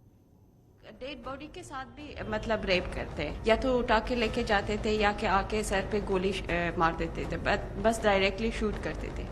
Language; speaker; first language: Hindi; non-native, fluent; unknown